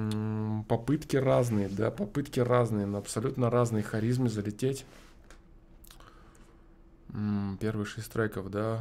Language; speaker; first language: Russian; native; Russian